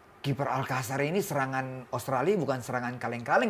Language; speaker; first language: Indonesian; native; Indonesian